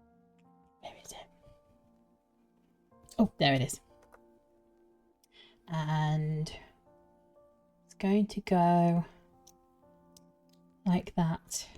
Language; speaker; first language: English; native; English